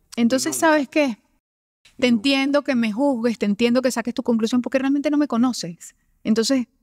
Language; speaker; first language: Spanish; native; Spanish